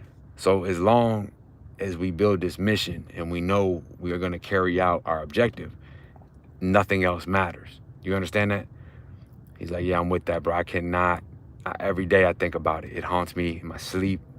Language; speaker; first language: English; native; English